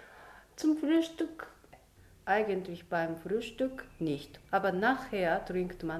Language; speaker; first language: German; non-native, fluent; Japanese